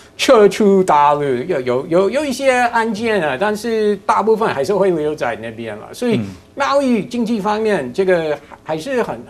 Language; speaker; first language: Chinese; non-native, fluent; English